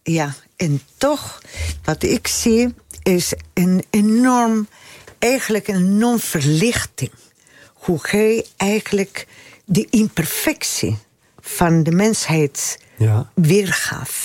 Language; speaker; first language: Dutch; non-native, fluent; Spanish